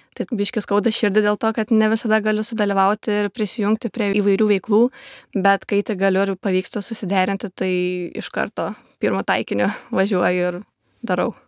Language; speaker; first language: Lithuanian; native; Lithuanian